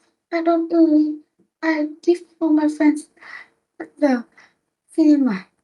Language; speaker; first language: English; non-native, learner; Vietnamese